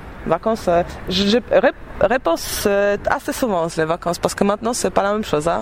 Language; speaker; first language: French; non-native, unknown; Polish